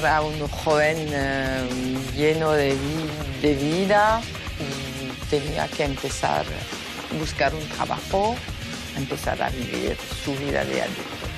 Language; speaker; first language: Spanish; non-native, fluent; French